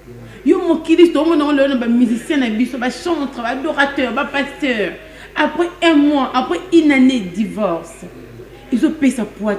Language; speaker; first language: French; non-native, local second language; Lingala